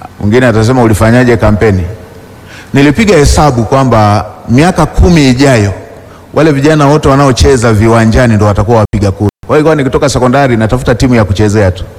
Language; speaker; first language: Swahili; non-native, local second language; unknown